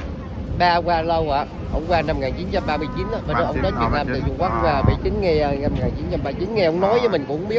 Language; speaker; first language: Vietnamese; native; Vietnamese